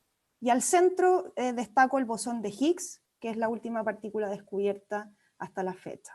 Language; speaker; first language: Spanish; native; Spanish